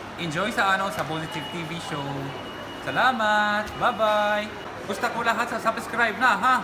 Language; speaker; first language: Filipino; non-native, learner; Arabic